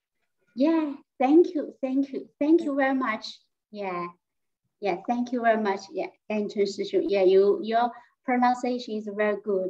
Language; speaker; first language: English; non-native, fluent; Chinese